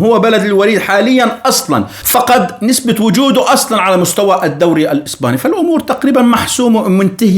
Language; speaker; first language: Arabic; native; Arabic